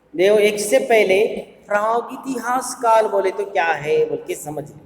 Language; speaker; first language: Hindi; non-native, local second language; Kannada